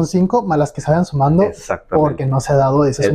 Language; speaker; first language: Spanish; native; Spanish